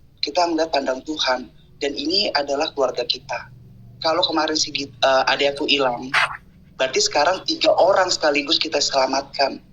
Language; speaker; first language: Indonesian; native; Indonesian